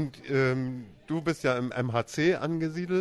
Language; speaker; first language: German; native; German